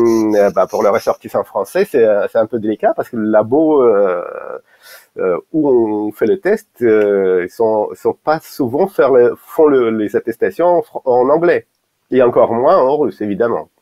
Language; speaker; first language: French; non-native, fluent; Russian